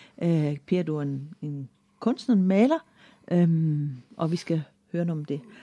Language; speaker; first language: Danish; native; Danish